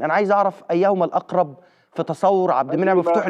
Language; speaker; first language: Arabic; native; Arabic